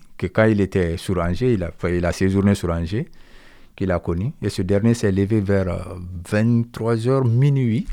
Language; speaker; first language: French; non-native, local second language; Mandingo